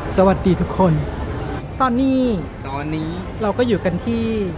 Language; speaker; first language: Thai; native; Thai